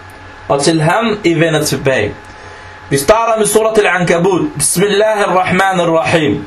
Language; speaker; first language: Danish; non-native, fluent; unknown